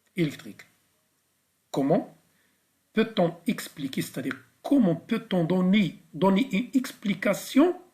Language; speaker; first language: French; non-native, local second language; Arabic